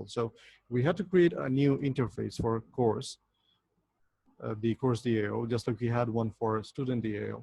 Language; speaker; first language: English; non-native, local second language; Bangla